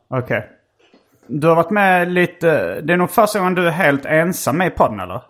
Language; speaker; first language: Swedish; native; Swedish